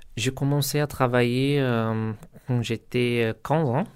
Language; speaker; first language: French; non-native, learner; Portuguese